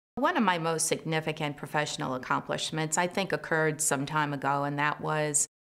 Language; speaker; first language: English; native; English